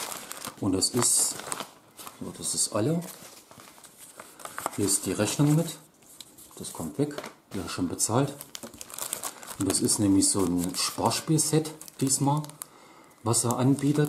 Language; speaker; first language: German; native; German